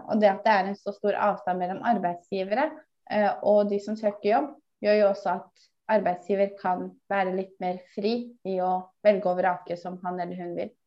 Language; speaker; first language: Norwegian; early bilingual, other home language; Somali